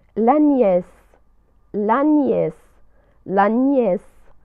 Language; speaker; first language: French; non-native, local second language; Arabic